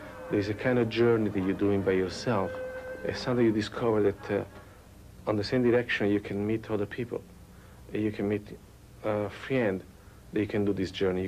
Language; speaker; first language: English; non-native, fluent; Italian